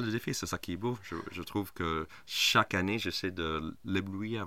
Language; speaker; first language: French; non-native, fluent; English